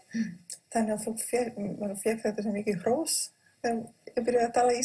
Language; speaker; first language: Icelandic; non-native, fluent; Croatian